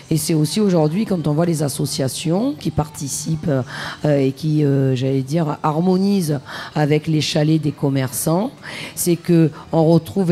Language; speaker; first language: French; native; French